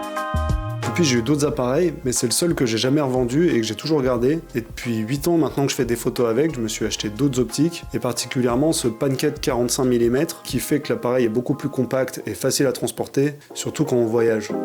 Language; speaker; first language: French; native; French